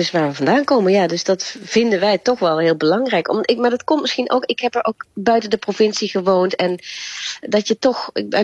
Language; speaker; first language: Dutch; native; Dutch